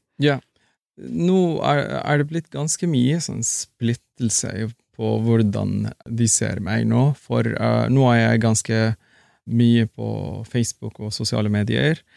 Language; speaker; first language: Norwegian; non-native, fluent; Arabic